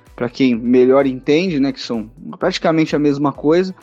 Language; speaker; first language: Portuguese; native; Portuguese